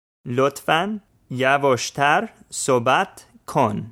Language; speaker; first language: Persian; non-native, learner; English